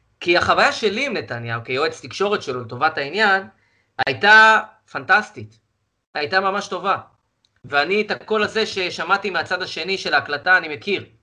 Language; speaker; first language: Hebrew; native; Hebrew